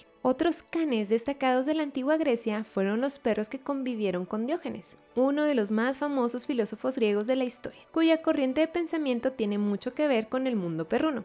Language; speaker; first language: Spanish; native; Spanish